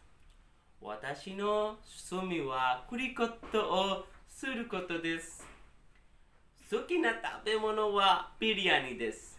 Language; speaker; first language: Japanese; non-native, learner; Bangla